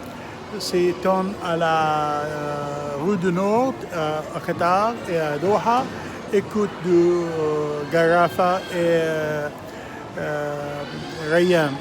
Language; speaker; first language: French; non-native, learner; Arabic